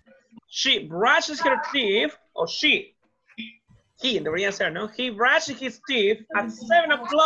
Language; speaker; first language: English; non-native, learner; Spanish